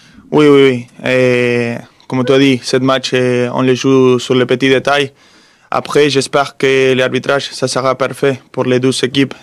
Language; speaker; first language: French; non-native, fluent; Spanish